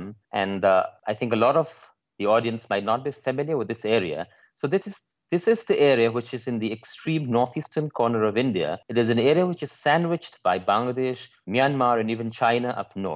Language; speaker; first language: English; non-native, local second language; Nepali